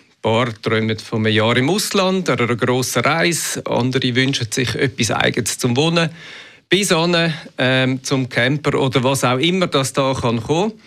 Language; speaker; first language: German; native; German